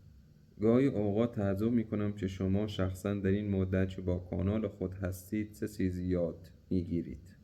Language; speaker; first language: Persian; native; Persian